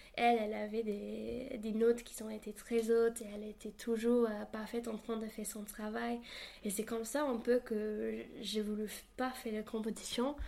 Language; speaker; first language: French; non-native, fluent; English